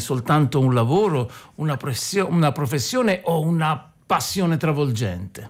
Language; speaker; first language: Italian; native; Italian